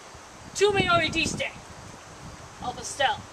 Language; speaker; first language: Spanish; non-native, learner; English